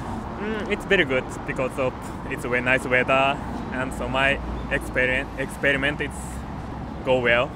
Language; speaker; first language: English; non-native, learner; Japanese